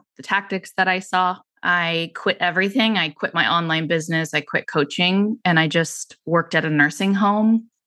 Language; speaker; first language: English; native; English